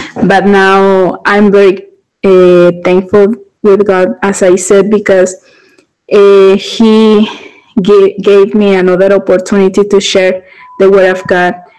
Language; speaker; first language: English; non-native, learner; Spanish